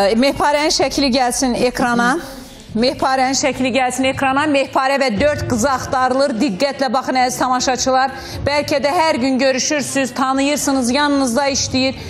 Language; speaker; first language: Azerbaijani; native; Azerbaijani